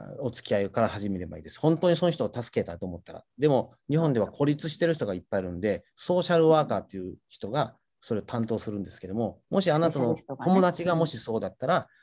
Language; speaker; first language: Japanese; native; Japanese